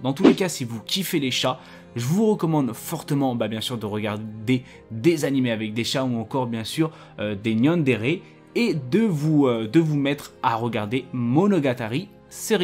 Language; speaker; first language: French; native; French